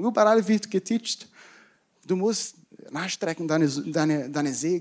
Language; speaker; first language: German; non-native, fluent; Portuguese